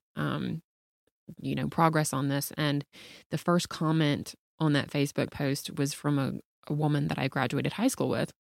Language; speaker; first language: English; native; English